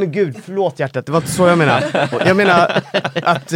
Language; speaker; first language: Swedish; native; Swedish